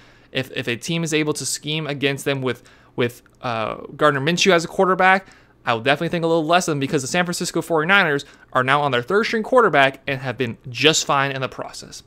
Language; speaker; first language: English; native; English